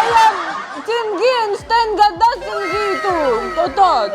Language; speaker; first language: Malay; non-native, learner; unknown